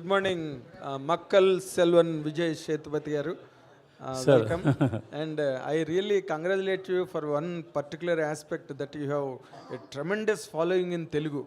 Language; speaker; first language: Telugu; native; Telugu